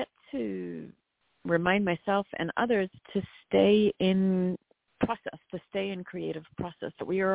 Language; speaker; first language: English; native; English